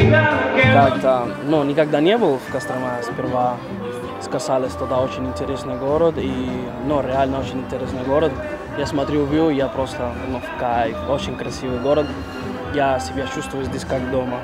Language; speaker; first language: Russian; non-native, learner; Spanish